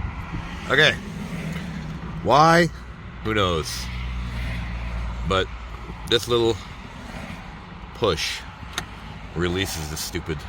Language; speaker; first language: English; native; English